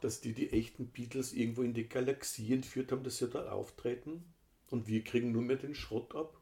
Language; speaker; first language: German; native; German